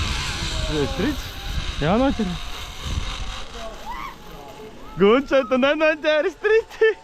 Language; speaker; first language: Latvian; native; Latvian